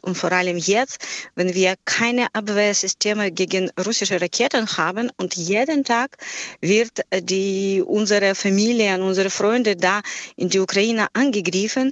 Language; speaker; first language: German; non-native, fluent; Ukrainian